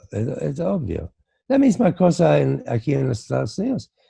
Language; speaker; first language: Spanish; non-native, fluent; English